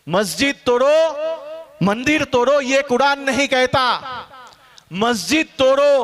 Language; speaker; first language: Hindi; non-native, local second language; Bangla